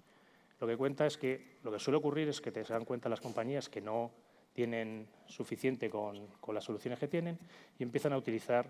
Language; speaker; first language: Spanish; native; Spanish